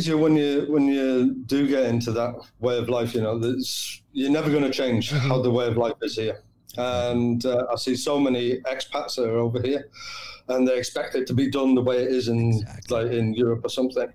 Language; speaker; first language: English; native; English